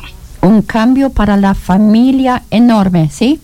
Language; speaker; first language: Spanish; non-native, learner; German